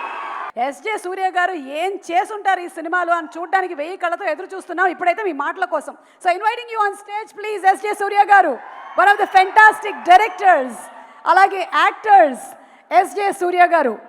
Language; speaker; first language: Telugu; native; Telugu